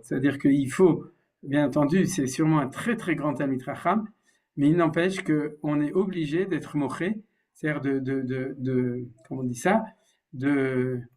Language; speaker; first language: French; native; French